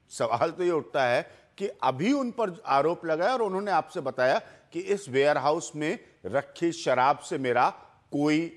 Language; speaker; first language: Hindi; native; Hindi